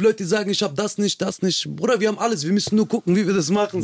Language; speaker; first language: German; early bilingual, other home language; Kurdish